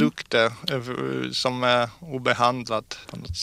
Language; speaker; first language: Swedish; non-native, fluent; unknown